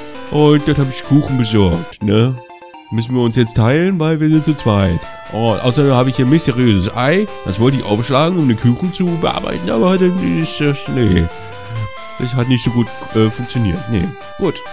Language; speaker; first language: German; native; German